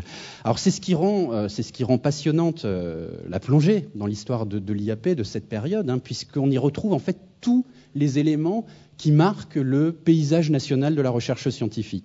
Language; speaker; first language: French; native; French